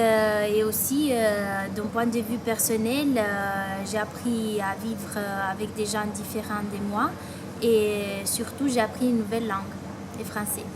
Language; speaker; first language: French; non-native, fluent; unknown